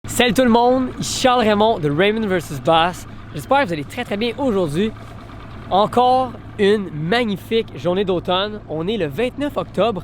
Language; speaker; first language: French; native; French